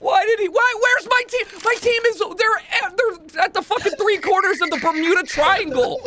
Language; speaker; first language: English; native; English